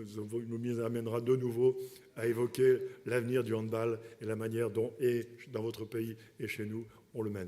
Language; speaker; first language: French; native; French